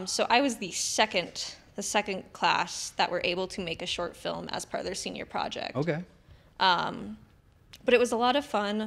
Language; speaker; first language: English; native; English